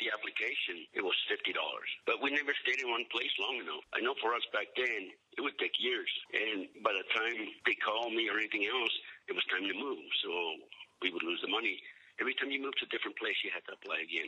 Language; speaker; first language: English; early bilingual, other home language; Spanish